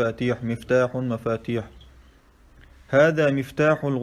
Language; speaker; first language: Arabic; non-native, fluent; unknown